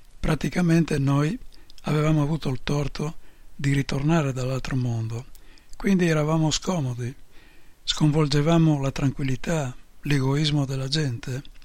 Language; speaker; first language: Italian; native; Italian